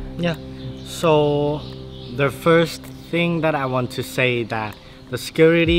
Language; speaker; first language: English; non-native, learner; Vietnamese